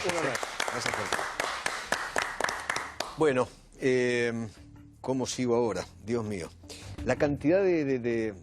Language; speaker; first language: Spanish; native; Spanish